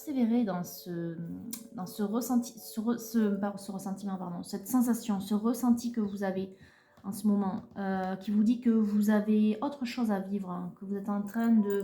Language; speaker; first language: French; native; French